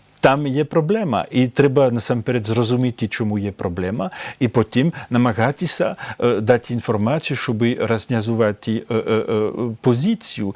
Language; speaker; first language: Ukrainian; non-native, fluent; French